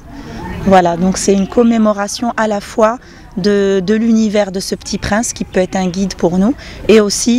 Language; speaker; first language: French; non-native, local second language; Arabic